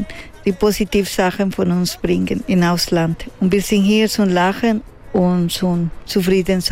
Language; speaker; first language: German; non-native, learner; Spanish